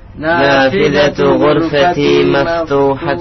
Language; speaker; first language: Arabic; non-native, learner; Indonesian